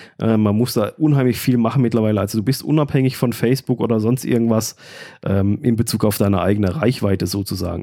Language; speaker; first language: German; native; German